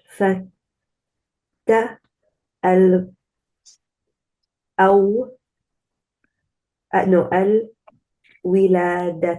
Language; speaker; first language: Arabic; non-native, learner; English